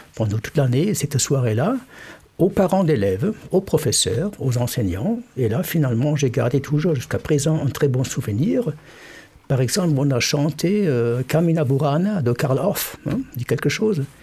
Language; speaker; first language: French; non-native, fluent; German